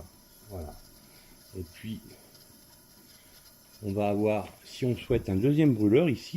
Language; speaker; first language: French; native; French